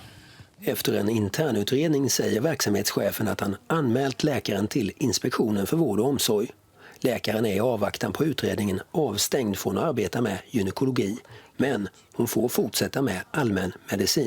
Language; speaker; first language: Swedish; native; Swedish